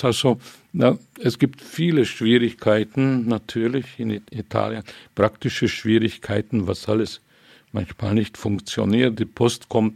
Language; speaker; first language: German; non-native, fluent; Hungarian